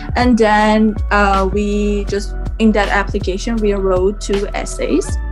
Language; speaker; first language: English; non-native, fluent; Armenian